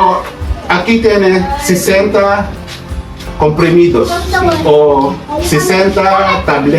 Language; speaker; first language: Spanish; non-native, learner; Filipino